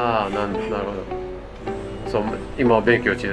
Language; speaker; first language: Japanese; non-native, fluent; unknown